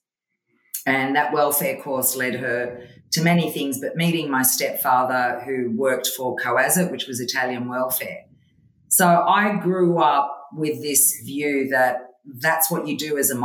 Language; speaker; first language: English; early bilingual, other home language; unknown